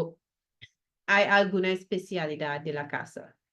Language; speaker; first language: Spanish; non-native, fluent; English